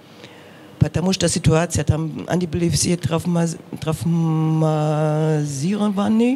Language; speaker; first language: Russian; non-native, fluent; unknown